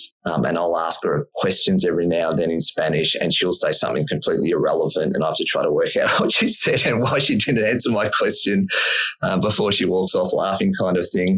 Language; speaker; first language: English; native; English